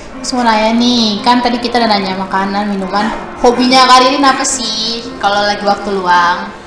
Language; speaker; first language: Indonesian; native; Indonesian